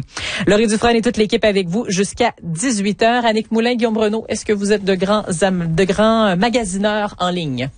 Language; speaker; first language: French; native; French